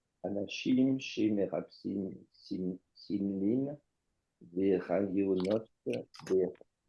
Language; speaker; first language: Hebrew; non-native, learner; French